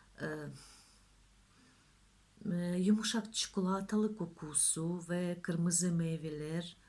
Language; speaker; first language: Turkish; non-native, learner; Russian